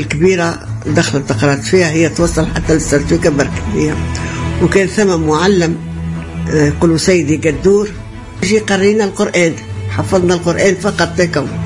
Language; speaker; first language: Arabic; native; Arabic